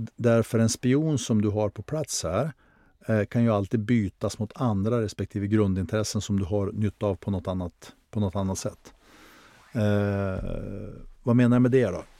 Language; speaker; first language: Swedish; native; Swedish